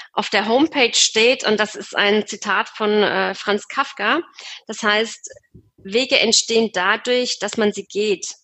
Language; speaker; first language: German; native; German